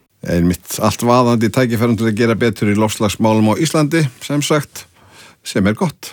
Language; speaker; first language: Icelandic; native; Icelandic